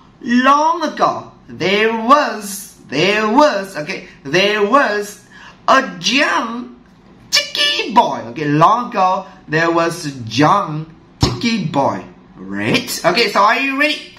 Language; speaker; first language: English; non-native, fluent; Vietnamese